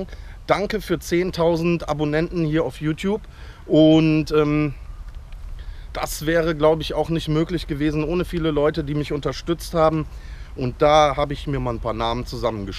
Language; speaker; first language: German; native; German